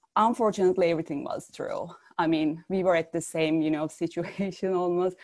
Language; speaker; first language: English; non-native, fluent; Turkish